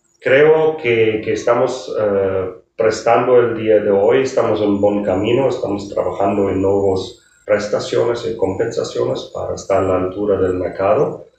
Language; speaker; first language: Spanish; non-native, fluent; German